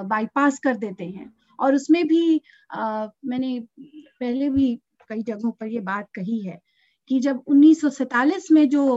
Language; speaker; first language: Hindi; native; Hindi